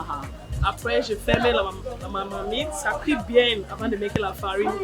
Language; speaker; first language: French; non-native, local second language; English